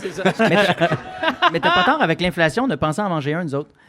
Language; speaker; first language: French; native; French